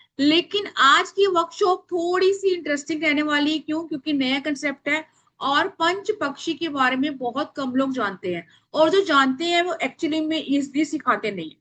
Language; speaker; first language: Hindi; native; Hindi